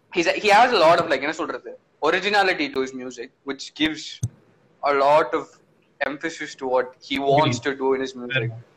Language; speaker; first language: English; non-native, local second language; Tamil